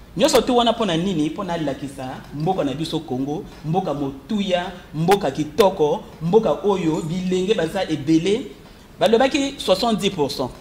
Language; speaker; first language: Lingala; native; Lingala